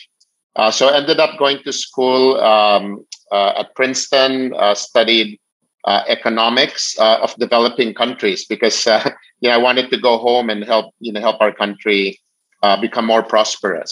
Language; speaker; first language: English; non-native, local second language; Filipino